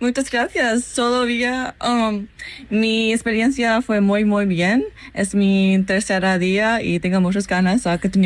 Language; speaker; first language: Spanish; non-native, fluent; English